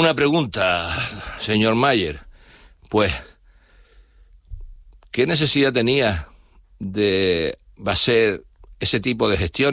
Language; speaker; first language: Spanish; native; Spanish